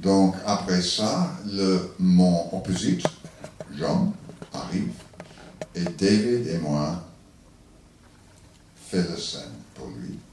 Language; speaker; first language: French; non-native, learner; English